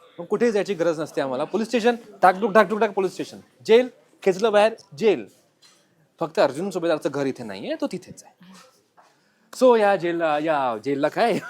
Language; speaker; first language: Marathi; non-native, local second language; Gujarati